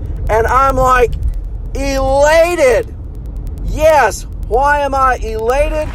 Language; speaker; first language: English; native; English